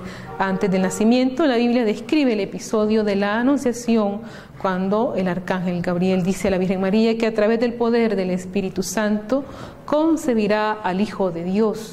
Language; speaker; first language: Spanish; native; Spanish